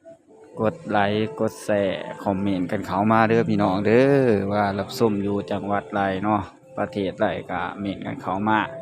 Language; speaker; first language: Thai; non-native, local second language; Lao